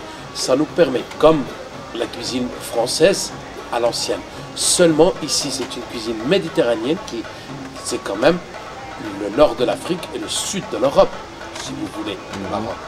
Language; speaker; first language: French; non-native, local second language; Arabic